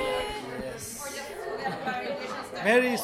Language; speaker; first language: English; non-native, learner; Bangla